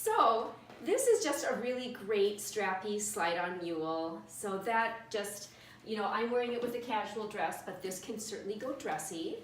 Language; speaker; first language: English; native; English